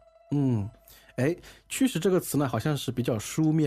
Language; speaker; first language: Chinese; native; Chinese